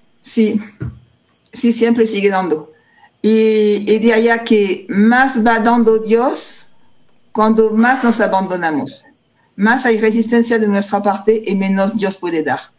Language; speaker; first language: Spanish; non-native, fluent; French